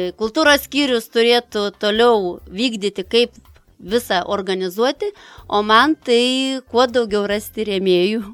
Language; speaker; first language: Lithuanian; native; Lithuanian